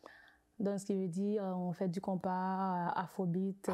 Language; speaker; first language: French; non-native, local second language; Haitian Creole